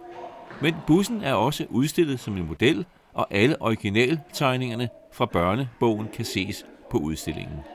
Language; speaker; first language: Danish; native; Danish